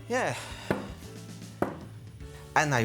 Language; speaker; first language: English; non-native, learner; French